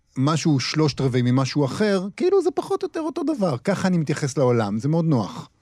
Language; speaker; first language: Hebrew; native; Hebrew